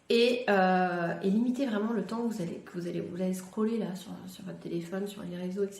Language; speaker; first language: French; native; French